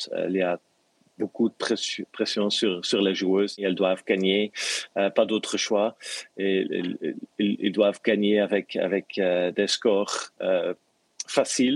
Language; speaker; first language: French; non-native, local second language; Dutch